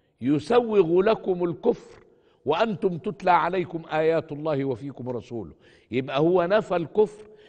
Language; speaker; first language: Arabic; native; Arabic